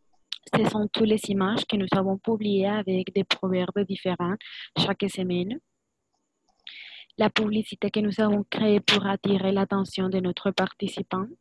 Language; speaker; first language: French; non-native, learner; Spanish